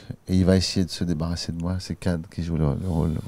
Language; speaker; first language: French; native; French